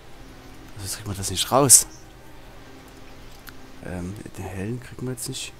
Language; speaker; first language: German; native; German